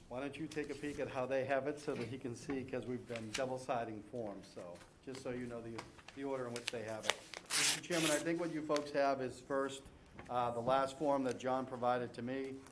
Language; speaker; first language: English; native; English